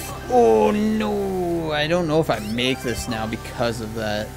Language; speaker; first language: English; native; English